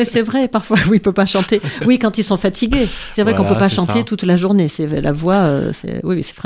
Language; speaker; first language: French; native; French